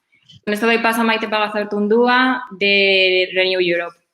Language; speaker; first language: Spanish; native; Spanish